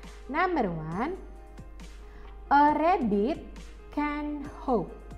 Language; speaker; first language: English; non-native, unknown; Indonesian